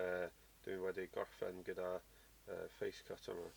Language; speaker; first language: Welsh; non-native, learner; English